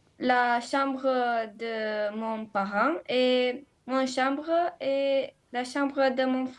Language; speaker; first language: French; non-native, learner; Romanian